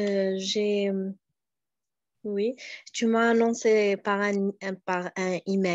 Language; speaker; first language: French; non-native, learner; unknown